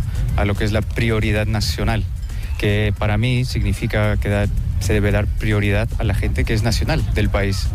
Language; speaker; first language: Spanish; early bilingual, heritage; Spanish